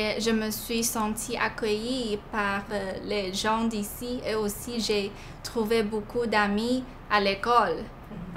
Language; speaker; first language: French; non-native, fluent; Chinese